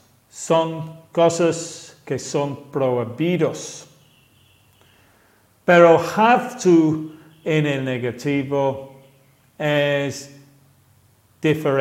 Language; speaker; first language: Spanish; non-native, fluent; English